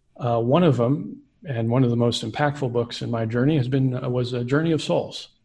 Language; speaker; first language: English; native; English